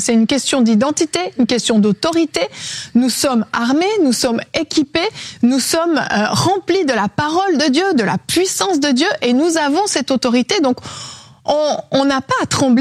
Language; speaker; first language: French; native; French